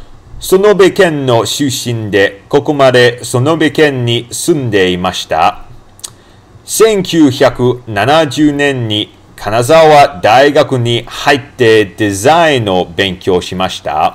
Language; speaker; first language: Japanese; non-native, learner; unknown